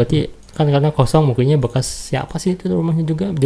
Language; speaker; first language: Indonesian; native; Indonesian